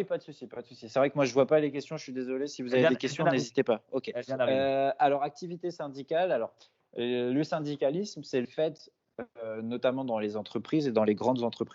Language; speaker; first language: French; native; French